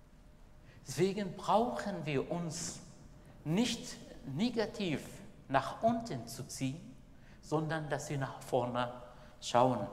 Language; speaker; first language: German; non-native, fluent; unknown